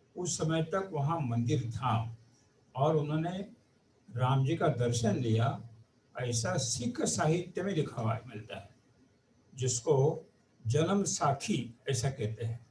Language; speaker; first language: Hindi; non-native, local second language; Marathi